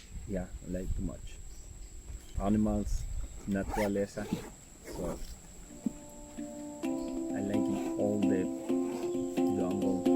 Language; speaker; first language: English; non-native, learner; Spanish